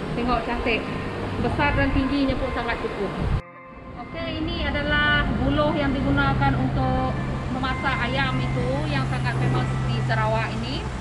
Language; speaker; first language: Malay; non-native, local second language; Iban